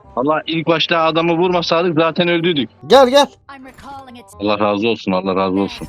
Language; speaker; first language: Turkish; early bilingual, heritage; Turkish